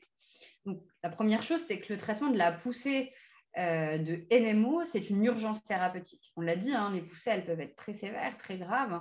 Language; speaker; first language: French; native; French